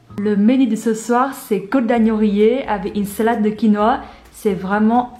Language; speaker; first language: French; non-native, fluent; Vietnamese